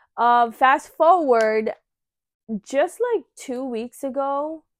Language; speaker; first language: English; early bilingual, other home language; Spanish